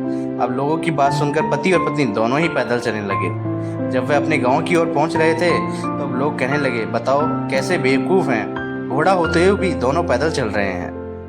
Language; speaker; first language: Hindi; native; Hindi